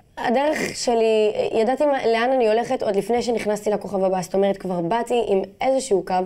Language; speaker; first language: Hebrew; non-native, local second language; Arabic